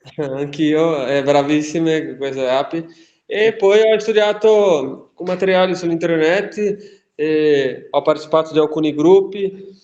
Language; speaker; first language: Italian; non-native, fluent; Portuguese